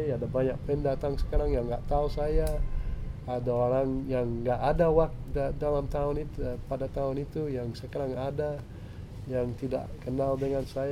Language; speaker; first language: Indonesian; non-native, fluent; English